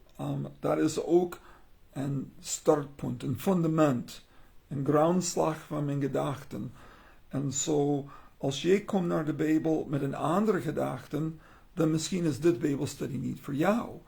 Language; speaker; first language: Dutch; non-native, learner; English